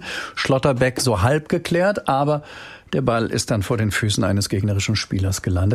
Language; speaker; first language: German; native; German